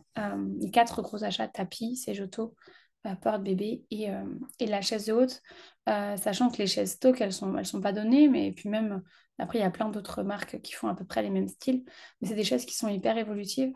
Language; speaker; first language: French; native; French